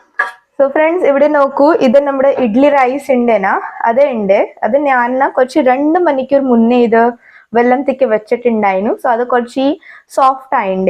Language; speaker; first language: Malayalam; non-native, learner; Hindi